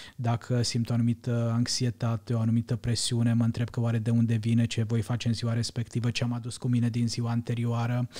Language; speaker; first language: Romanian; non-native, local second language; Hungarian